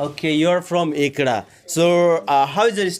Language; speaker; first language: English; non-native, learner; Hindi